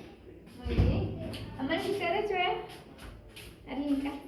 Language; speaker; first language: Spanish; native; Spanish